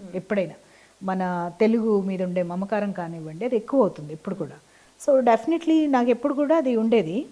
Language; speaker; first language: Telugu; native; Telugu